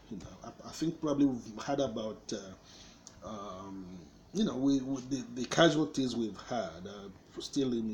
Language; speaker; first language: English; non-native, local second language; Igbo